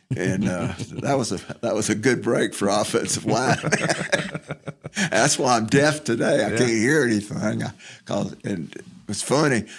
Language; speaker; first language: English; native; English